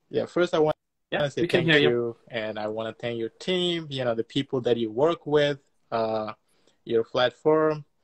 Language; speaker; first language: English; non-native, fluent; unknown